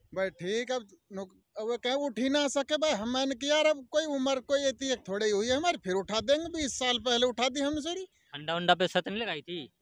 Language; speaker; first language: Hindi; native; Hindi